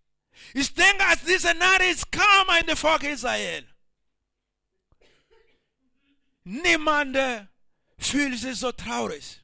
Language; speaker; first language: German; non-native, learner; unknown